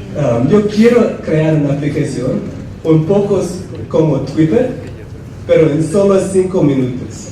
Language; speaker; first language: Spanish; non-native, fluent; English